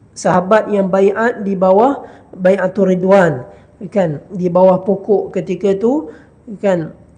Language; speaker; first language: Malay; native; Malay